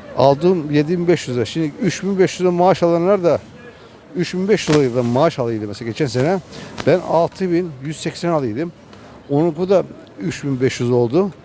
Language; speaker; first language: Turkish; native; Turkish